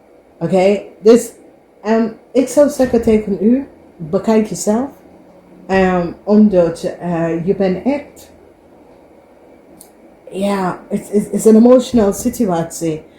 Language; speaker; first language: Dutch; non-native, fluent; English